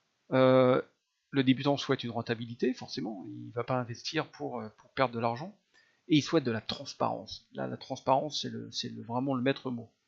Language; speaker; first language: French; native; French